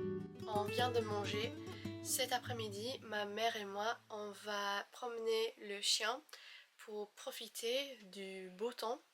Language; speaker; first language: French; non-native, fluent; English